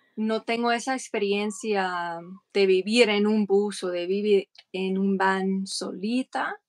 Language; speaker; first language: Spanish; non-native, fluent; English